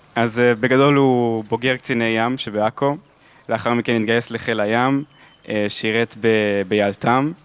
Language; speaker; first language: Hebrew; early bilingual, other home language; Hungarian